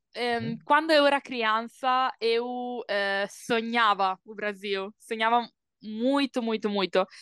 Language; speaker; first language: Portuguese; non-native, learner; Italian